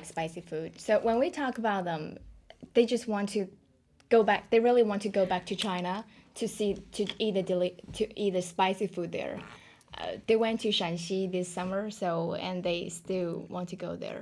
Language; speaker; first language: English; non-native, fluent; Chinese